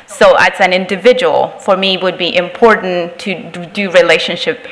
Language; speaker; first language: English; non-native, fluent; Spanish